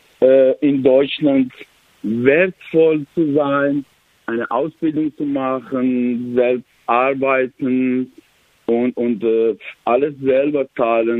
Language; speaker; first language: German; non-native, learner; Persian